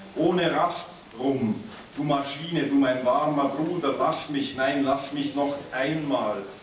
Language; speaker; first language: German; native; German